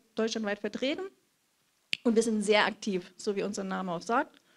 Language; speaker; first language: German; native; German